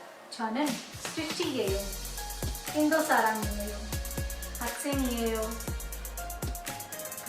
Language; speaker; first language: Korean; non-native, learner; Hindi